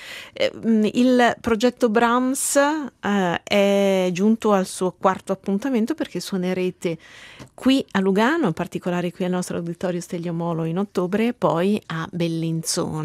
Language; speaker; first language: Italian; native; Italian